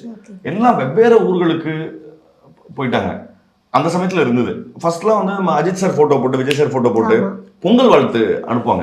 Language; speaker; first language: Tamil; native; Tamil